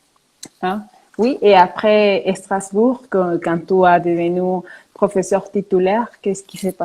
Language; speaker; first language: French; non-native, fluent; Spanish